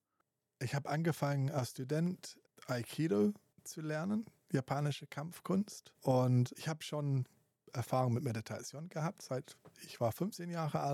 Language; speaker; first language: German; non-native, fluent; English